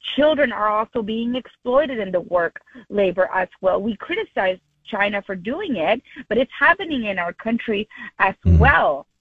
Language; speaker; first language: English; early bilingual, other home language; Spanish